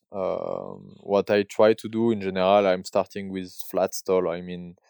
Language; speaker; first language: English; non-native, learner; French